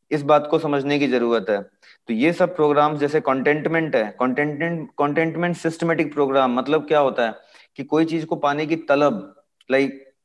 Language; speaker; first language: Hindi; native; Hindi